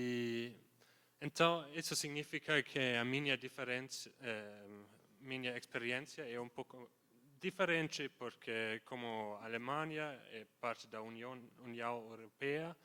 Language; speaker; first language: Portuguese; non-native, fluent; German